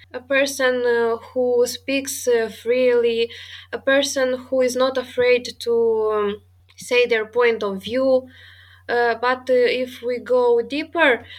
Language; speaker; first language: English; non-native, fluent; Romanian